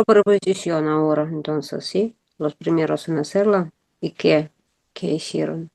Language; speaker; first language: Spanish; non-native, learner; Russian